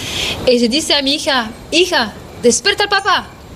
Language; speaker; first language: Spanish; non-native, learner; French